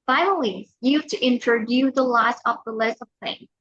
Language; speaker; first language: English; non-native, fluent; Vietnamese